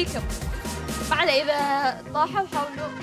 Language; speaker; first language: Arabic; native; Arabic